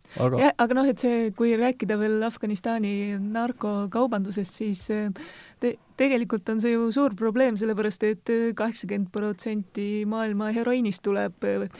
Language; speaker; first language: Estonian; native; Estonian